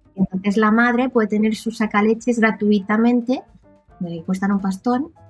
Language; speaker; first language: Spanish; non-native, local second language; Catalan